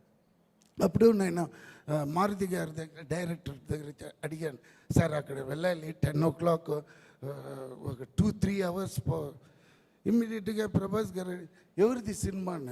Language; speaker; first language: Telugu; non-native, learner; Tamil